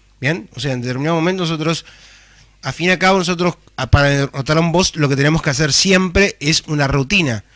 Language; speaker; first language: Spanish; native; Spanish